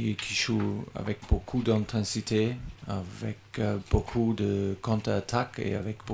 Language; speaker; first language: French; non-native, learner; German